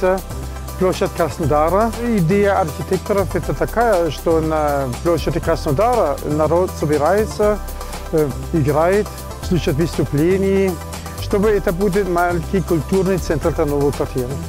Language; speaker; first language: Russian; non-native, fluent; German